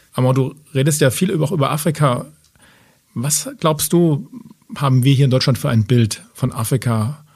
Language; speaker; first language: German; native; German